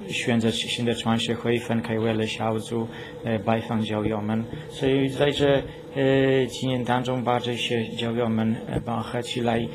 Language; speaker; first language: Chinese; non-native, learner; Polish